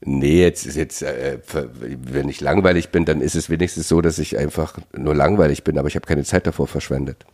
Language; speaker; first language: German; native; German